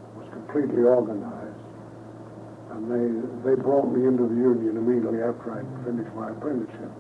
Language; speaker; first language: English; native; English